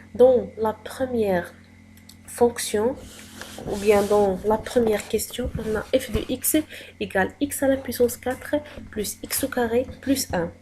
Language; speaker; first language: French; non-native, local second language; Arabic